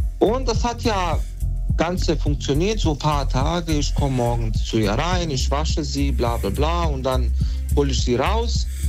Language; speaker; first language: German; non-native, fluent; Bosnian